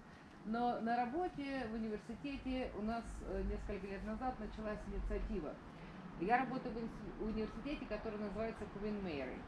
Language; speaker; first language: Russian; native; Russian